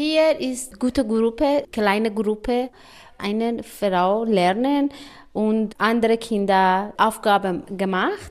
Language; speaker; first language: German; non-native, learner; Persian